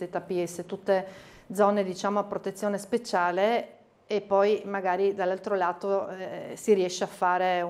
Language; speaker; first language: Italian; native; Italian